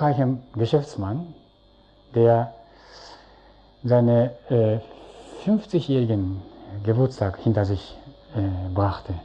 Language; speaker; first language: German; non-native, fluent; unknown